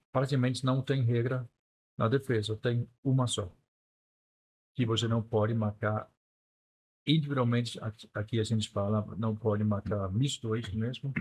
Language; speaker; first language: Portuguese; non-native, fluent; Danish